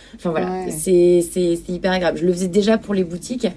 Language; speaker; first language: French; native; French